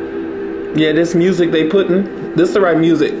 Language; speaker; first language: English; native; English